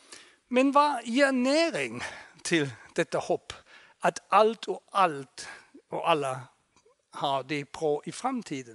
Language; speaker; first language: Swedish; non-native, fluent; German